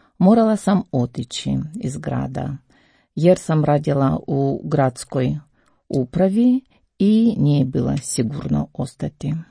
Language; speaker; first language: Croatian; non-native, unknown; Ukrainian